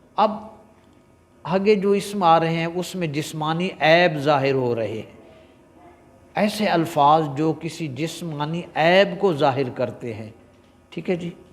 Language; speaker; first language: Urdu; non-native, local second language; Punjabi